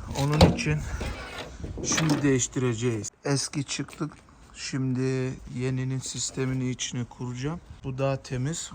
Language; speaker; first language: Turkish; early bilingual, heritage; Turkish